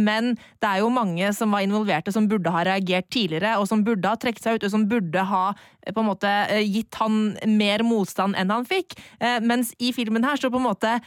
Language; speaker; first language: Norwegian; native; Norwegian